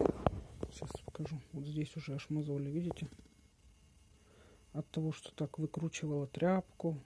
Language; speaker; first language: Russian; native; Russian